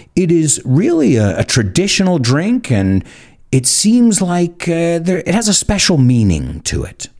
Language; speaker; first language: English; early bilingual, other home language; Spanish